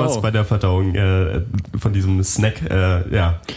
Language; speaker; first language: German; native; German